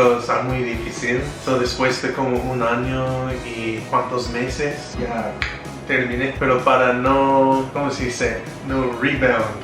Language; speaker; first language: Spanish; non-native, fluent; English